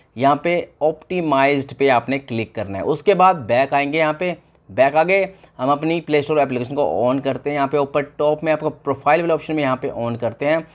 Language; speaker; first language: Hindi; native; Hindi